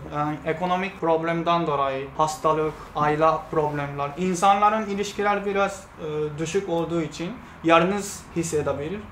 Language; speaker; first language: Turkish; non-native, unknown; Japanese